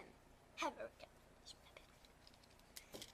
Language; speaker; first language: French; native; French